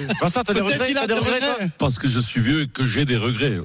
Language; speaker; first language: French; native; French